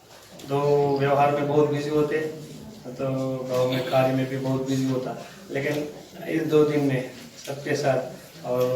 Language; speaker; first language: Hindi; non-native, local second language; Telugu